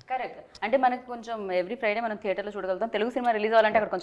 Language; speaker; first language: Telugu; native; Telugu